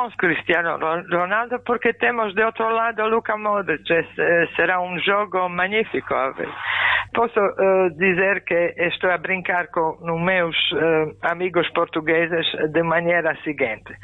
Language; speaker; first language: Portuguese; non-native, fluent; Croatian